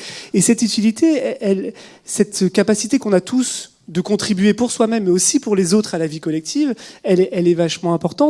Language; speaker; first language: French; native; French